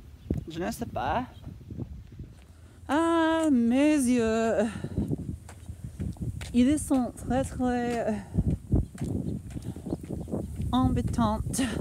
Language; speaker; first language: French; non-native, learner; English